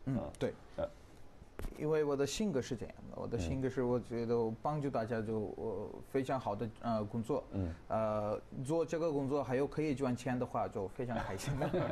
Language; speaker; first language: Chinese; non-native, learner; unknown